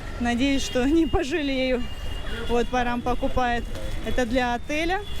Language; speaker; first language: Russian; native; Russian